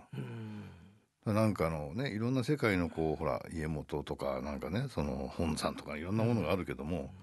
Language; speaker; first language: Japanese; native; Japanese